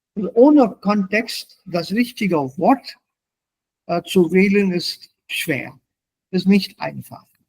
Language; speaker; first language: German; non-native, fluent; Hindi